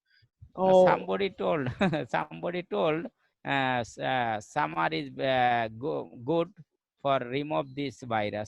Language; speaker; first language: English; non-native, learner; Bangla